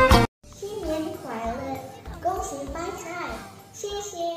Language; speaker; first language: Chinese; non-native, learner; Indonesian